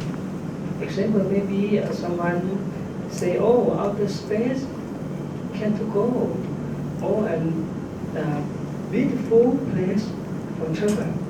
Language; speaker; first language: English; non-native, learner; Thai